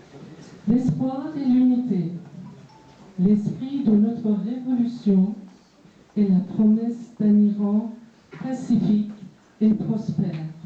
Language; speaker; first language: French; non-native, fluent; Persian